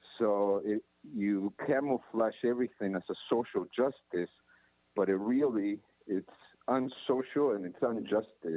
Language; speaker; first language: English; non-native, fluent; Spanish